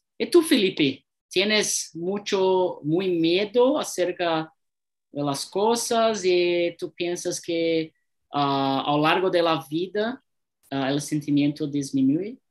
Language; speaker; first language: Spanish; non-native, learner; Portuguese